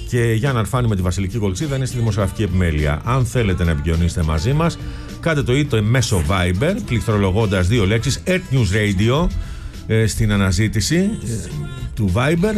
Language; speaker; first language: Greek; native; Greek